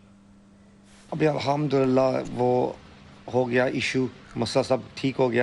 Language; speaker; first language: Hindi; early bilingual, heritage; Hindi